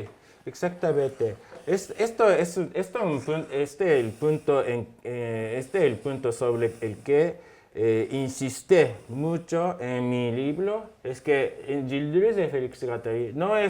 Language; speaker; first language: Spanish; non-native, fluent; Japanese